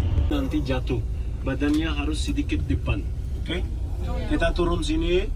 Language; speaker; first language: Indonesian; non-native, fluent; Turkish